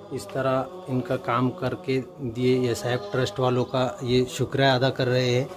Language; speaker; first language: Hindi; non-native, local second language; Urdu